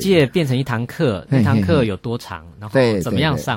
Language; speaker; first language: Chinese; native; Chinese